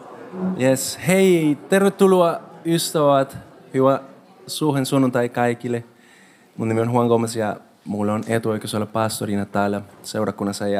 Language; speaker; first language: Finnish; non-native, fluent; Spanish